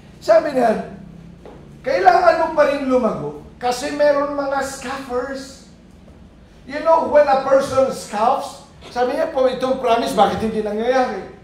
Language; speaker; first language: Filipino; non-native, local second language; Iloko